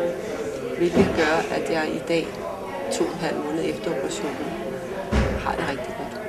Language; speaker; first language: Danish; native; Danish